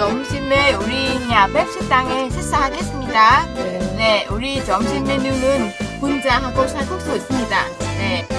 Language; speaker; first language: Korean; non-native, learner; Vietnamese